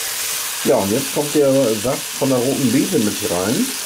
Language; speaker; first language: German; native; German